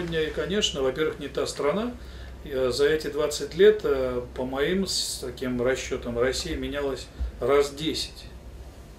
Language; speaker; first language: Russian; native; Russian